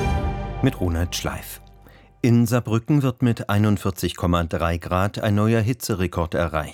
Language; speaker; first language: German; native; German